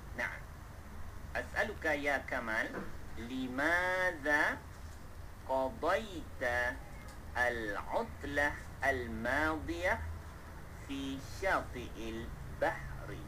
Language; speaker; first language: Arabic; non-native, fluent; Malay